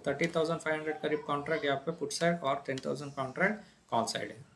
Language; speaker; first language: Hindi; non-native, local second language; Kannada